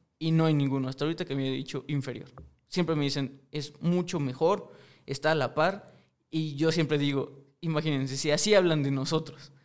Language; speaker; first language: Spanish; native; Spanish